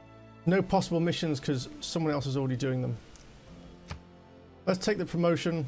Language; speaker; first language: English; native; English